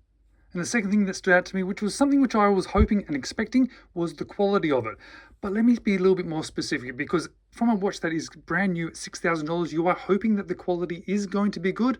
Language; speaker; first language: English; native; English